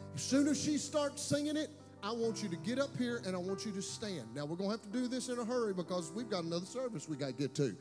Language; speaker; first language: English; native; English